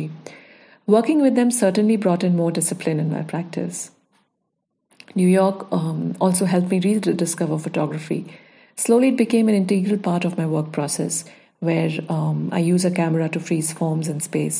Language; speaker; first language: English; non-native, local second language; Hindi